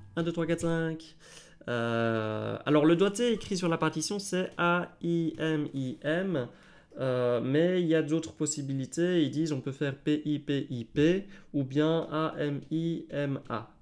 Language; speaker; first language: French; native; French